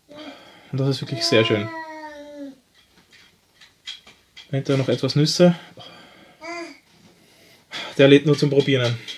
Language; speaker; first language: German; native; German